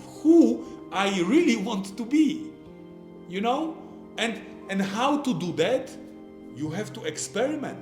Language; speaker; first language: English; non-native, fluent; Polish